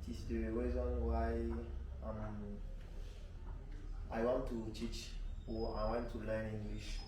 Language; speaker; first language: English; non-native, learner; French